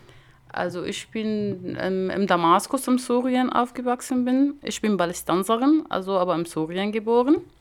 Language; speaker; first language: German; non-native, learner; Arabic